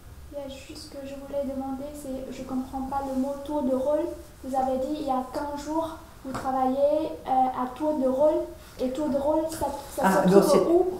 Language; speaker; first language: French; non-native, fluent; Vietnamese